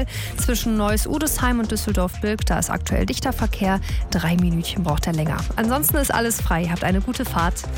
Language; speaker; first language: German; native; German